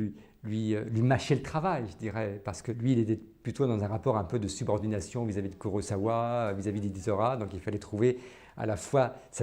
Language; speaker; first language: French; native; French